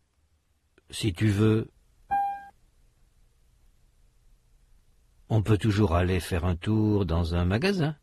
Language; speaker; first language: French; native; French